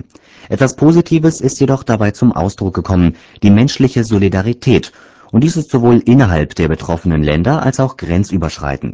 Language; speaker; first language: German; native; German